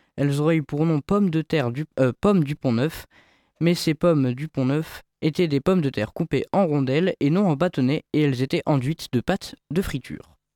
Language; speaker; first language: French; native; French